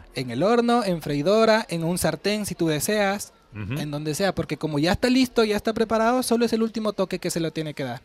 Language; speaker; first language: Spanish; native; Spanish